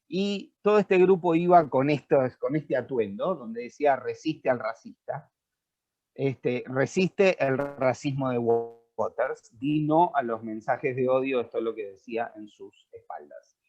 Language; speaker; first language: Spanish; native; Spanish